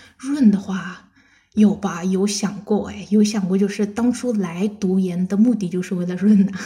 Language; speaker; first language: Chinese; non-native, local second language; Kazakh